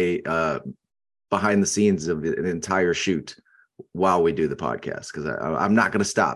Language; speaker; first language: English; native; English